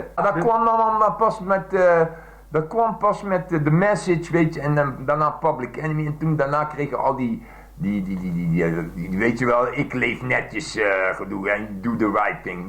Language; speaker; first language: Dutch; native; Dutch